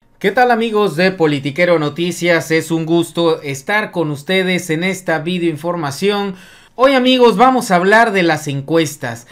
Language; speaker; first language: Spanish; native; Spanish